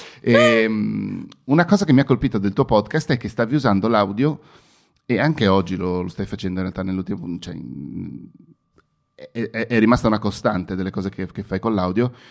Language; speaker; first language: Italian; native; Italian